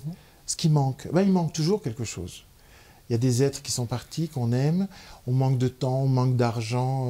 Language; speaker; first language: French; native; French